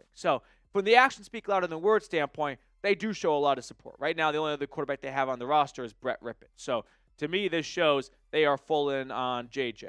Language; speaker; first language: English; native; English